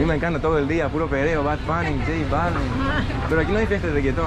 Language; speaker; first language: Spanish; non-native, learner; Greek